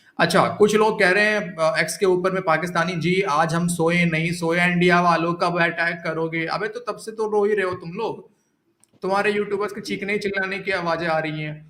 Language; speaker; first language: Hindi; native; Hindi